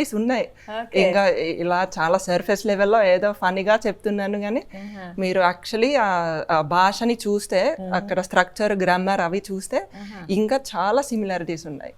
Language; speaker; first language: Telugu; non-native, fluent; Finnish